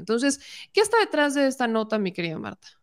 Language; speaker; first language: Spanish; native; Spanish